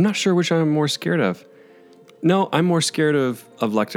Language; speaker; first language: English; native; English